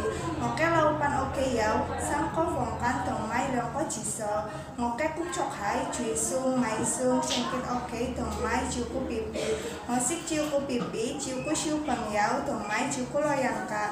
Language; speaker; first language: Cantonese; non-native, learner; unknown